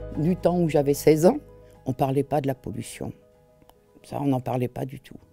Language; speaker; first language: French; native; French